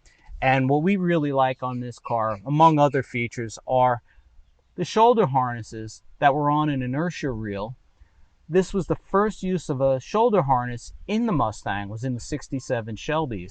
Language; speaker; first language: English; native; English